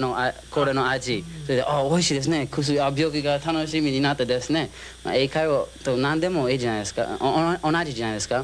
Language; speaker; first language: Japanese; non-native, learner; English